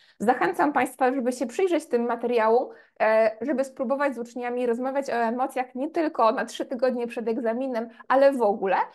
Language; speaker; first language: Polish; native; Polish